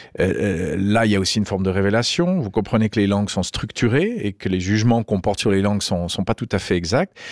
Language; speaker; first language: French; native; French